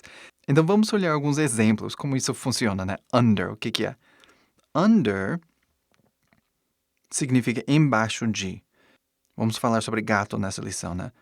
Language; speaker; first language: Portuguese; non-native, fluent; English